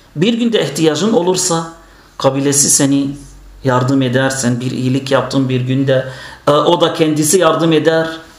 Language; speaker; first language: Turkish; non-native, fluent; Arabic